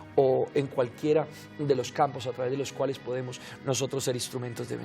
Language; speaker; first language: Spanish; native; Spanish